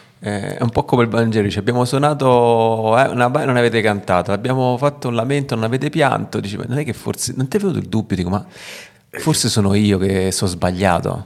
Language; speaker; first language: Italian; native; Italian